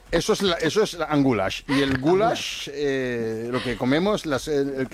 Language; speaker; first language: Spanish; native; Spanish